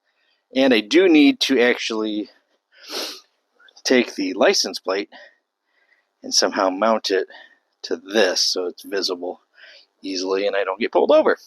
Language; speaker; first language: English; native; English